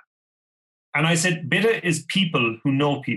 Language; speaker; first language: English; native; English